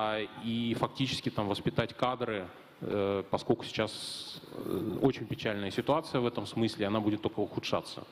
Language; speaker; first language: Russian; native; Russian